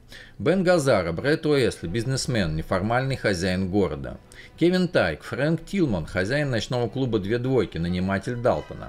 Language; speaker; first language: Russian; native; Russian